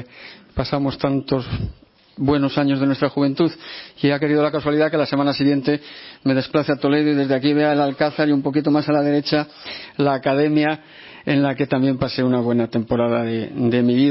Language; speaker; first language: Spanish; native; Spanish